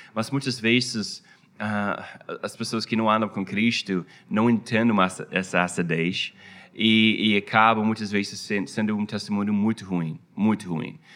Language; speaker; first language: Portuguese; non-native, fluent; English